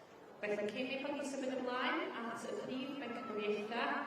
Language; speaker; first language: Welsh; native; Welsh